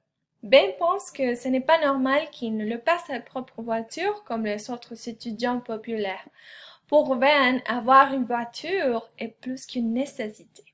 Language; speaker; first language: French; non-native, fluent; Spanish